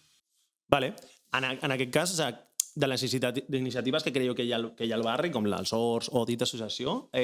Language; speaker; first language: Catalan; native; Catalan